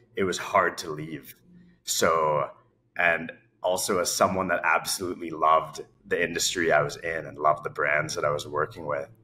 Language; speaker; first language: English; native; English